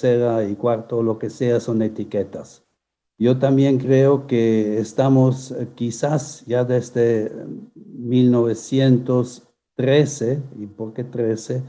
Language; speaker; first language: Spanish; non-native, fluent; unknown